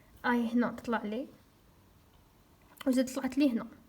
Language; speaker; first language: Arabic; native; Arabic